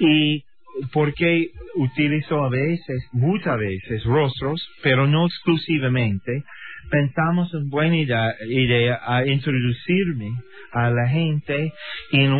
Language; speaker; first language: Spanish; non-native, learner; English